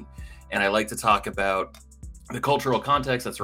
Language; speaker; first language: English; native; English